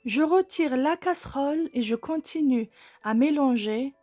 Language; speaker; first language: French; non-native, local second language; Arabic